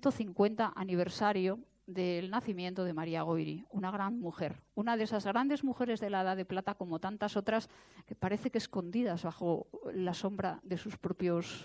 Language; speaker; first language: Spanish; native; Spanish